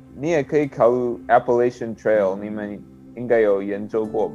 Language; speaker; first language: Chinese; non-native, learner; English